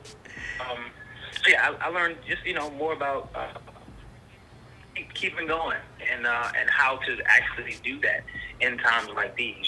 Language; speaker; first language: English; native; English